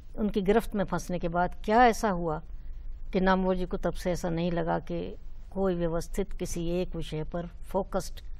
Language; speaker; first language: Hindi; native; Hindi